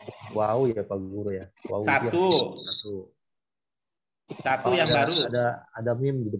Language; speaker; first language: Indonesian; native; Indonesian